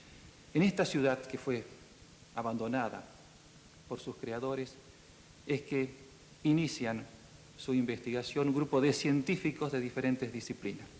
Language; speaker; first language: Spanish; native; Spanish